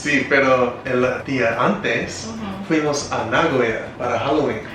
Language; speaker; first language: Spanish; non-native, fluent; English